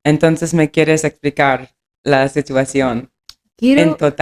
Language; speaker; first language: Spanish; non-native, learner; English